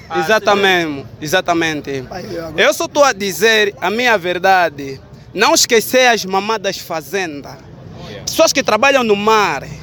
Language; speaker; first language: Portuguese; native; Portuguese